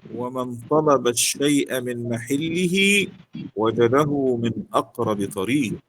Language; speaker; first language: Arabic; native; Arabic